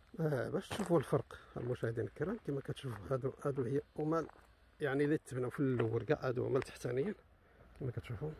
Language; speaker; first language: Arabic; native; Arabic